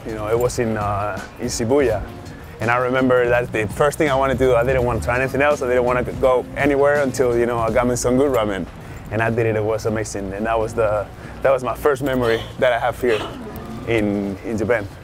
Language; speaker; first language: English; non-native, fluent; Spanish